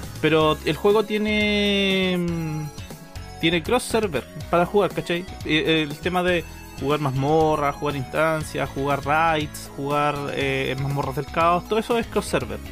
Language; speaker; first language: Spanish; native; Spanish